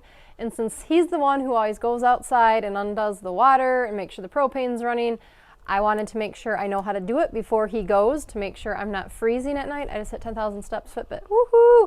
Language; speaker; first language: English; native; English